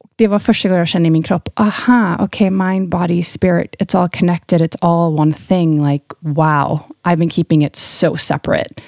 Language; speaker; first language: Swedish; early bilingual, heritage; Swedish